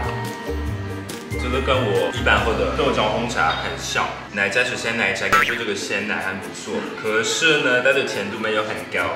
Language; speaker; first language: Chinese; non-native, fluent; French